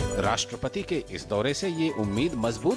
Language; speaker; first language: Hindi; native; Hindi